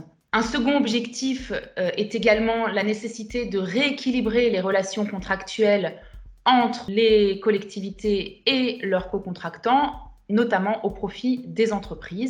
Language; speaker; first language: French; native; French